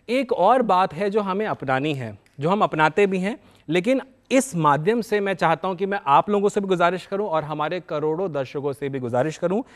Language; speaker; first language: Hindi; native; Hindi